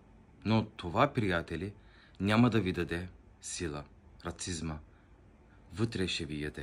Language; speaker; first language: Bulgarian; non-native, local second language; Turkish